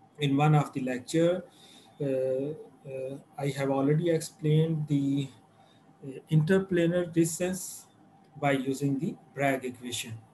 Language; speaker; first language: English; non-native, local second language; Urdu